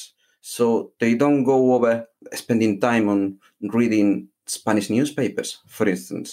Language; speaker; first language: English; non-native, fluent; Spanish